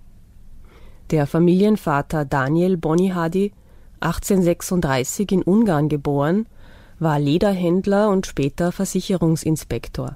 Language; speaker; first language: German; native; German